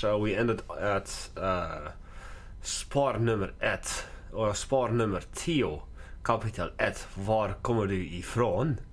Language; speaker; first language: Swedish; non-native, learner; English